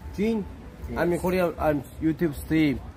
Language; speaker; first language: English; non-native, learner; Korean